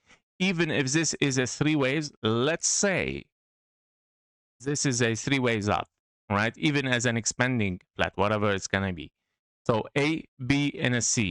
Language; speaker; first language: English; non-native, fluent; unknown